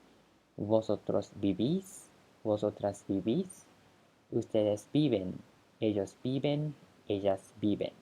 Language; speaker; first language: Spanish; non-native, fluent; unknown